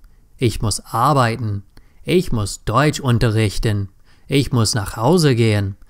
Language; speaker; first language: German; non-native, fluent; English